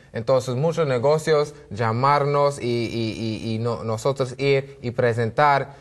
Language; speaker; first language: Spanish; non-native, learner; English